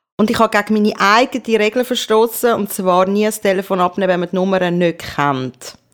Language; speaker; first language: German; early bilingual, other home language; Persian